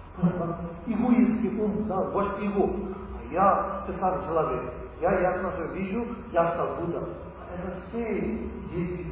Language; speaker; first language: Russian; non-native, learner; Tibetan